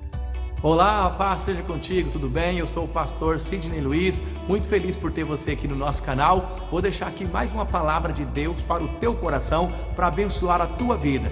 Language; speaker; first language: Portuguese; native; Portuguese